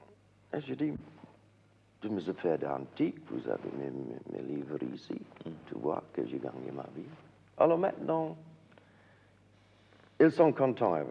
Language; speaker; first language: French; non-native, learner; English